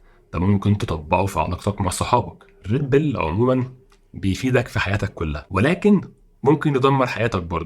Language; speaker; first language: Arabic; native; Arabic